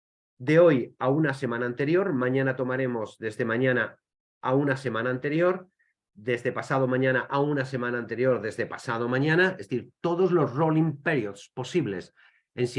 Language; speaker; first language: Spanish; native; Spanish